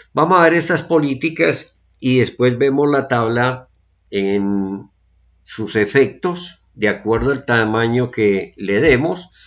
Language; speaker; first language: Spanish; native; Spanish